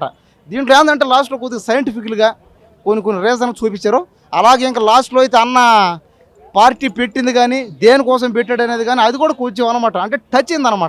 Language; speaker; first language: Telugu; native; Telugu